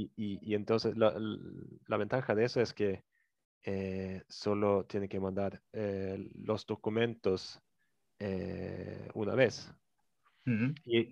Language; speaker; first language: Spanish; non-native, fluent; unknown